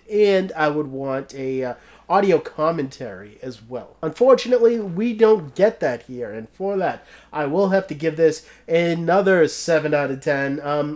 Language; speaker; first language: English; native; English